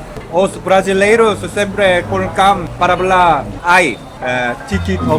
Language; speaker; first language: Portuguese; non-native, learner; Korean